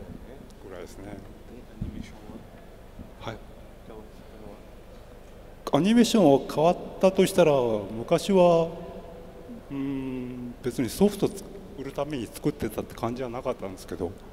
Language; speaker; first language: Japanese; native; Japanese